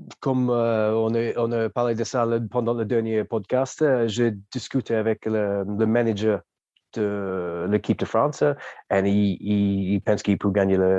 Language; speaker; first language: French; non-native, fluent; English